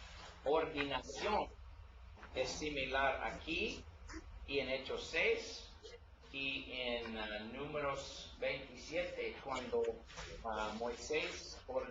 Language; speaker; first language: Spanish; non-native, learner; English